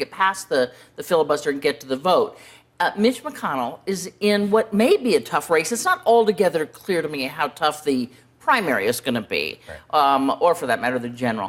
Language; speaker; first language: English; native; English